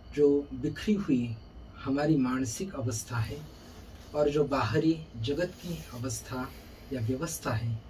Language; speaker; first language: Hindi; non-native, local second language; Marathi